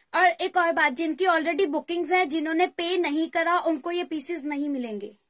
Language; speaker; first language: Hindi; native; Hindi